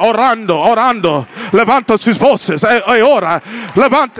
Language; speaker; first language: Spanish; non-native, learner; English